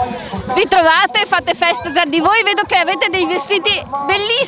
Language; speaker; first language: Italian; native; Italian